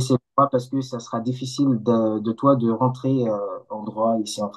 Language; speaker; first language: French; non-native, local second language; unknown